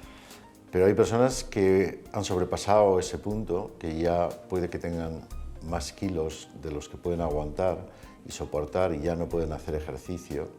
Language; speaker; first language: Spanish; native; Spanish